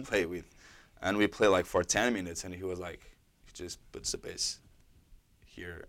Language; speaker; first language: English; non-native, fluent; Portuguese